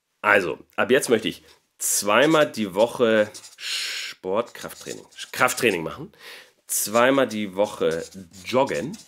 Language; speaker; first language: German; native; German